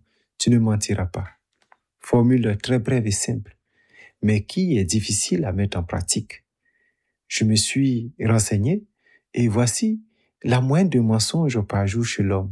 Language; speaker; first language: French; native; French